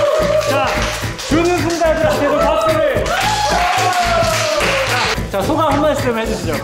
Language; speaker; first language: Korean; native; Korean